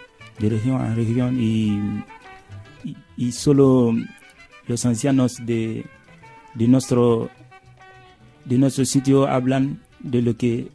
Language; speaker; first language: Spanish; non-native, fluent; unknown